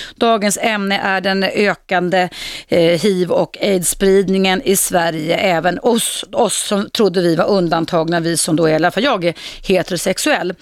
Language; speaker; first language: Swedish; native; Swedish